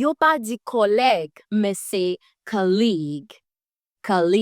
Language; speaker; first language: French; non-native, learner; Haitian Creole